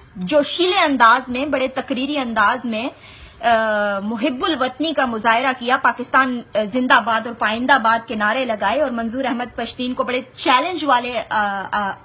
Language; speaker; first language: Urdu; non-native, local second language; Punjabi